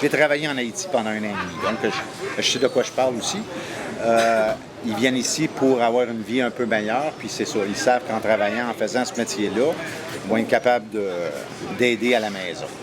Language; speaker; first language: French; native; French